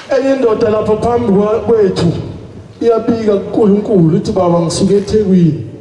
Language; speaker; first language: Zulu; native; Zulu